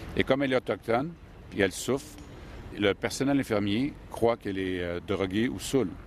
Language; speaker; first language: French; native; French